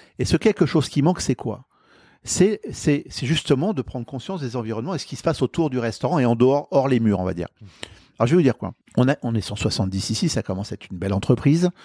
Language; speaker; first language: French; native; French